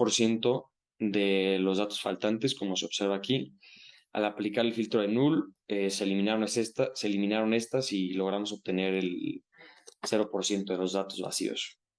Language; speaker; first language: Spanish; native; Spanish